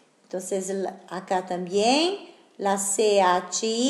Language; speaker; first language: Spanish; non-native, fluent; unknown